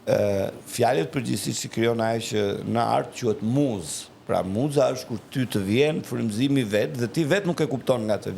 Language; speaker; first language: Albanian; native; Albanian